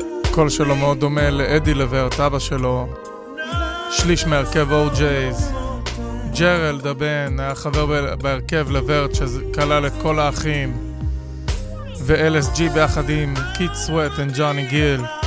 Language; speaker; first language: Hebrew; native; Hebrew